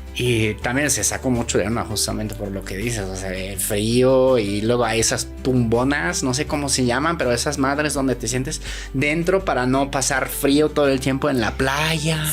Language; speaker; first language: Spanish; native; Spanish